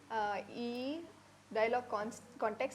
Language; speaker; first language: Telugu; non-native, learner; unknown